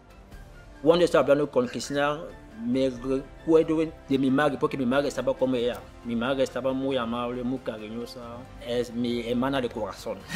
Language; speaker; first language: Spanish; non-native, learner; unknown